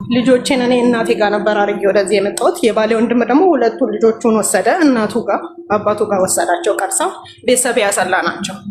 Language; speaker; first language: Amharic; native; Amharic